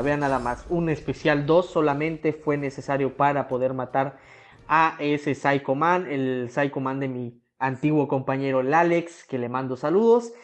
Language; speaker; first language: Spanish; native; Spanish